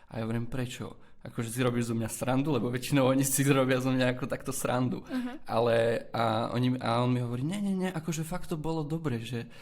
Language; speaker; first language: Slovak; native; Slovak